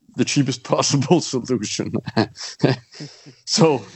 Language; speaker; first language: English; non-native, fluent; Danish